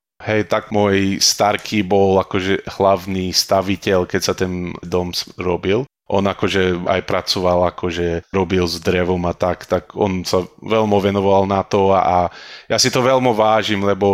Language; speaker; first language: Slovak; early bilingual, heritage; Slovak